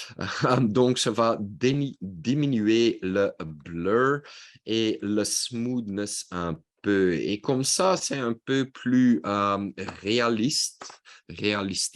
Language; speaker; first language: French; non-native, local second language; Dutch